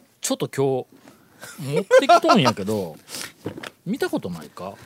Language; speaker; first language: Japanese; native; Japanese